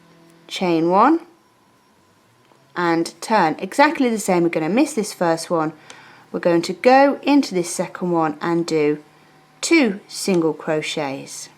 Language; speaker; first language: English; native; English